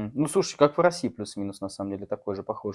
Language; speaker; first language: Russian; native; Russian